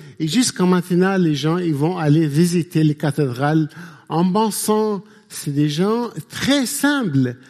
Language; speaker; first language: French; non-native, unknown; Arabic